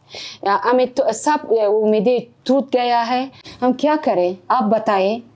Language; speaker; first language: Hindi; non-native, learner; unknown